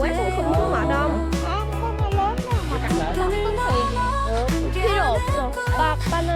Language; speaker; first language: Korean; non-native, learner; Vietnamese